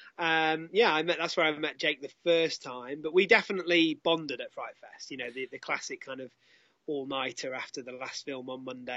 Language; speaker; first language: English; native; English